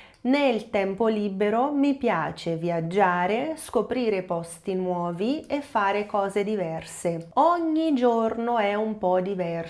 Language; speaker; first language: Italian; non-native, fluent; Portuguese